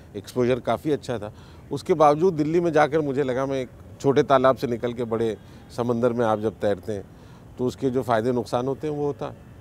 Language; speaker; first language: Hindi; native; Hindi